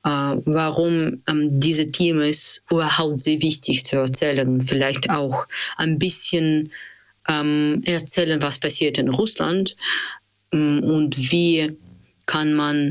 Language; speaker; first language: German; non-native, learner; Russian